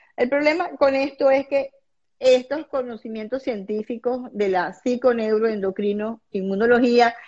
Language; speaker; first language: Spanish; native; Spanish